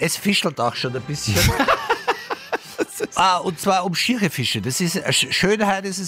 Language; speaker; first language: German; native; German